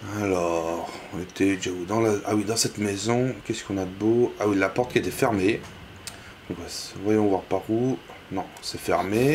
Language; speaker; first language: French; native; French